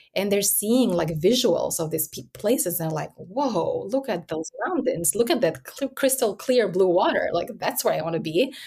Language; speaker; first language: English; early bilingual, other home language; Albanian